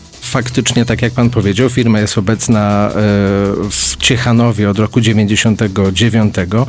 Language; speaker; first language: Polish; native; Polish